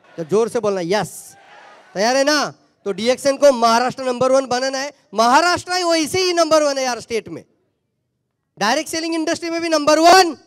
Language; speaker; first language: Hindi; non-native, local second language; Marathi